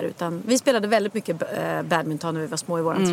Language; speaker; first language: Swedish; native; Swedish